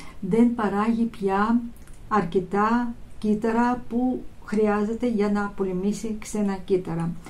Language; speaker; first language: Greek; non-native, fluent; Russian